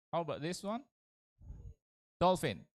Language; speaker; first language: English; non-native, learner; Indonesian